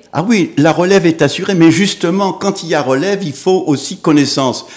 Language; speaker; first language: French; native; French